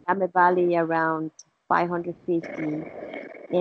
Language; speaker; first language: English; non-native, fluent; Spanish